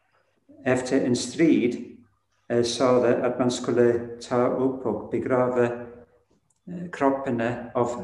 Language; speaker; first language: Swedish; non-native, fluent; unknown